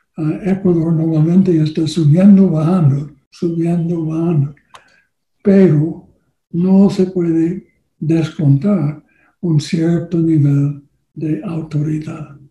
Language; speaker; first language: Spanish; non-native, learner; English